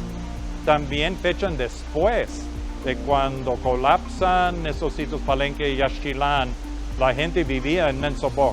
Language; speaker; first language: Spanish; non-native, fluent; English